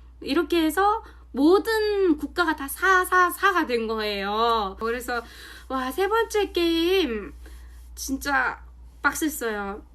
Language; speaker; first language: Korean; non-native, fluent; Mongolian